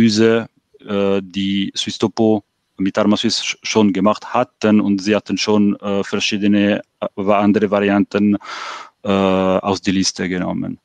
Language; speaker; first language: German; non-native, fluent; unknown